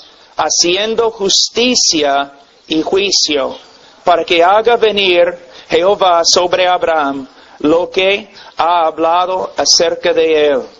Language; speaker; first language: Spanish; non-native, fluent; English